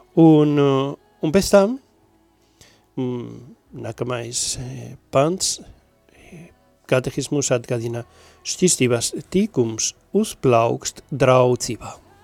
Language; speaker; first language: Latvian; non-native, learner; Spanish